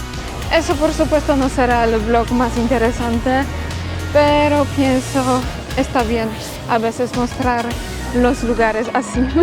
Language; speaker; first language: Spanish; non-native, fluent; Polish